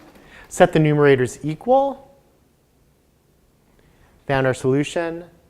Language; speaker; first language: English; native; English